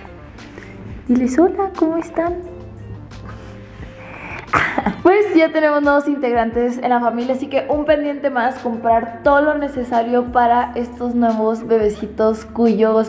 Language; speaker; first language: Spanish; native; Spanish